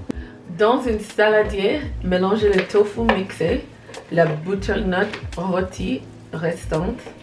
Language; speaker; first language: French; non-native, learner; English